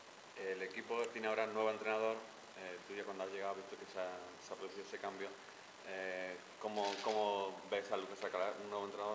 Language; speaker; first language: Spanish; native; Spanish